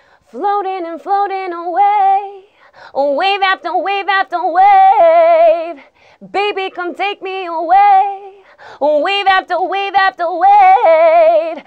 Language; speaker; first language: English; early bilingual, other home language; Spanish